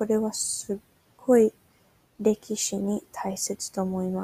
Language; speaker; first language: Japanese; early bilingual, heritage; Japanese